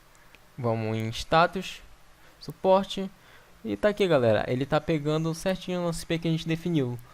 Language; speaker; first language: Portuguese; native; Portuguese